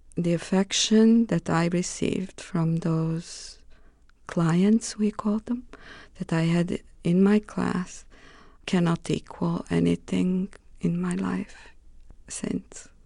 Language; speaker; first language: English; non-native, fluent; Romanian